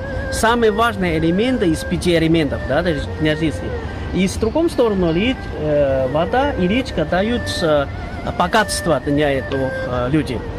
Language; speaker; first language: Russian; non-native, learner; Chinese